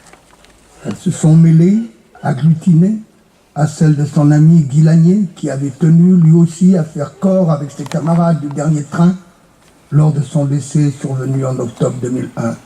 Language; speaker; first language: French; native; French